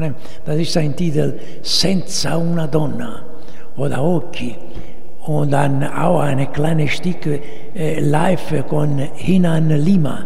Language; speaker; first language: German; non-native, fluent; Italian